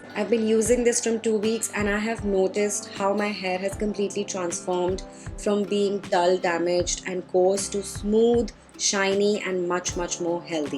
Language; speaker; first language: English; non-native, local second language; Hindi